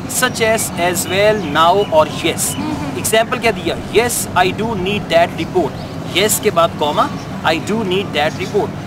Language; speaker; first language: Urdu; native; Urdu